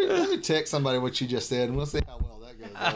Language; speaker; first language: English; native; English